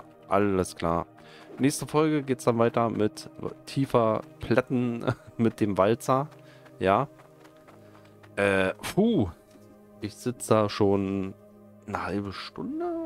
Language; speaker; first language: German; native; German